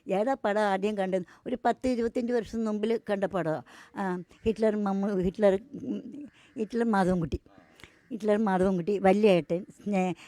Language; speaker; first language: Malayalam; non-native, local second language; Tamil